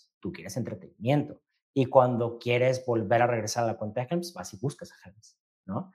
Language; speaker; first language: Spanish; native; Spanish